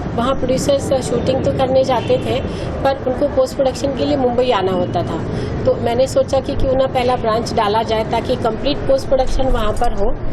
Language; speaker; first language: Hindi; non-native, local second language; Bhojpuri